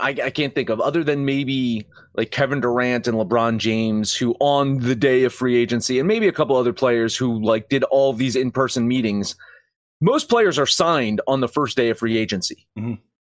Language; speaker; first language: English; native; English